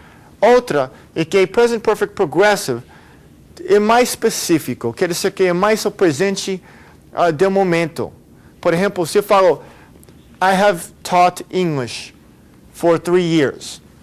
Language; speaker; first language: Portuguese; non-native, fluent; Spanish